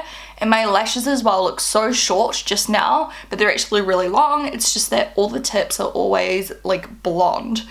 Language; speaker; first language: English; native; English